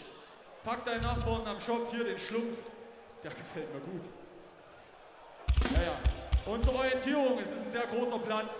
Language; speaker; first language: German; native; German